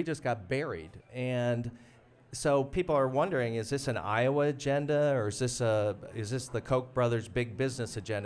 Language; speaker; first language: English; native; English